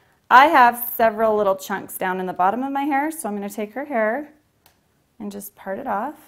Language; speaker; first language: English; native; English